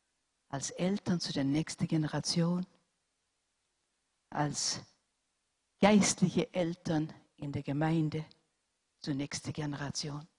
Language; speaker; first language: German; non-native, fluent; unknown